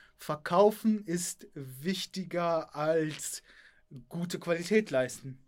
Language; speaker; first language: German; early bilingual, other home language; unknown